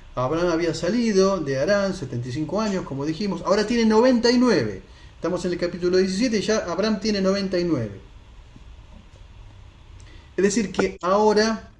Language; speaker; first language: Spanish; native; Spanish